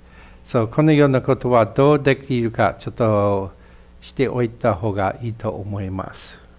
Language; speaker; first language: Japanese; non-native, fluent; English